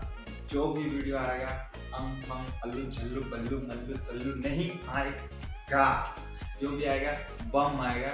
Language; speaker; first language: Hindi; non-native, local second language; Bangla